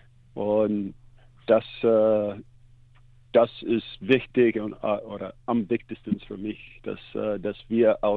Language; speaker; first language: German; non-native, learner; English